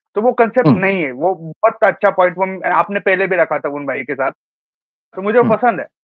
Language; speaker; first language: Hindi; native; Hindi